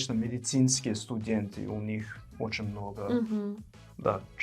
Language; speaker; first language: Russian; non-native, fluent; English